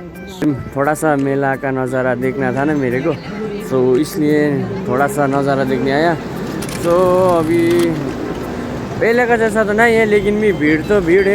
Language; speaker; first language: Hindi; non-native, local second language; Nepali